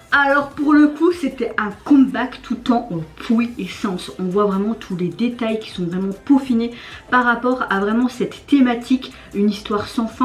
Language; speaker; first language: French; native; French